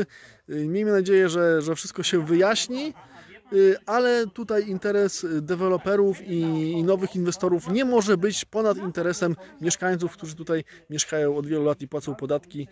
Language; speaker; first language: Polish; native; Polish